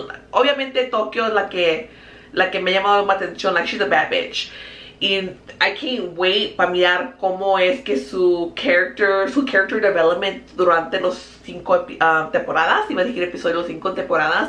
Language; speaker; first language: Spanish; early bilingual, heritage; Spanish